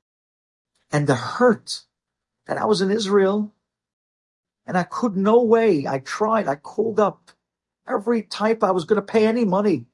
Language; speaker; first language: English; native; English